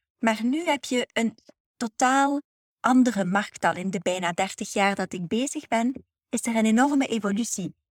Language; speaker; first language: Dutch; native; Dutch